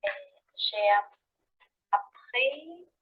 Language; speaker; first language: French; non-native, learner; Spanish